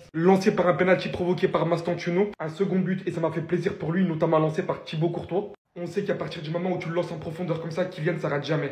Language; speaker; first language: French; native; French